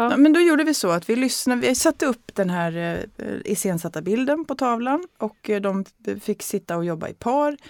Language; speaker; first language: Swedish; native; Swedish